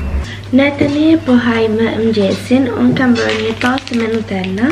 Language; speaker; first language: Albanian; early bilingual, heritage; Albanian